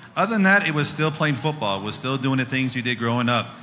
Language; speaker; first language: English; native; English